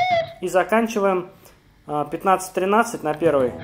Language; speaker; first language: Russian; native; Russian